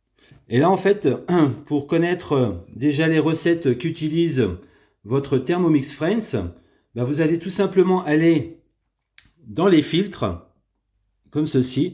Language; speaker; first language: French; native; French